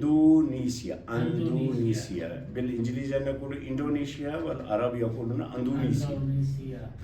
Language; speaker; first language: Arabic; non-native, fluent; Kashmiri